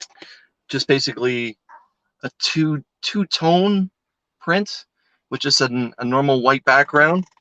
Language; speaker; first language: English; native; English